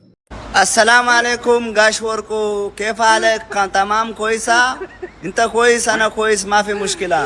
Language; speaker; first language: Arabic; non-native, learner; Amharic